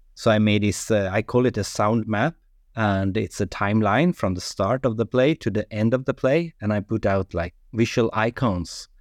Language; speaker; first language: English; non-native, fluent; Swedish